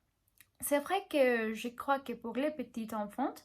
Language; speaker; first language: French; non-native, learner; Spanish